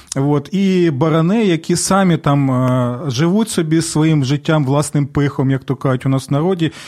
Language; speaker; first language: Ukrainian; native; Ukrainian